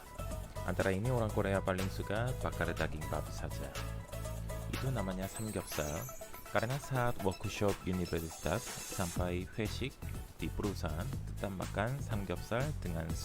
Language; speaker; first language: Indonesian; non-native, fluent; Korean